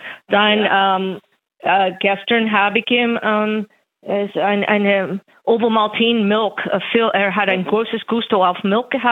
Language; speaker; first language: German; non-native, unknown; English